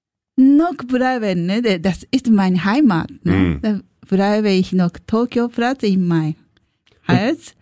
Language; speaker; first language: German; non-native, learner; Japanese